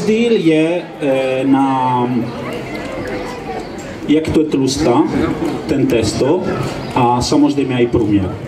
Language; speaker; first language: Czech; non-native, learner; Italian